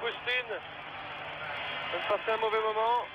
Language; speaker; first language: French; native; French